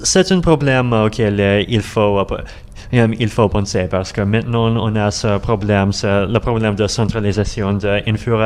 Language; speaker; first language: French; non-native, learner; Russian